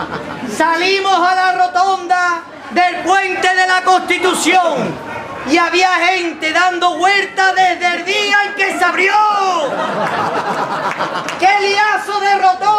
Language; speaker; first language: Spanish; native; Spanish